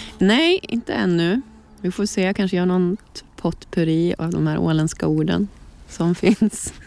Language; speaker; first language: Swedish; native; Swedish